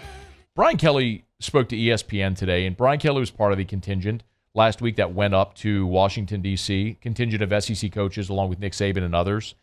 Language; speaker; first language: English; native; English